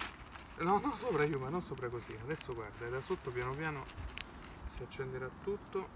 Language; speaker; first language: Italian; native; Italian